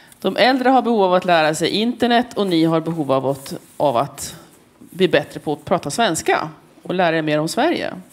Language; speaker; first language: Swedish; native; Swedish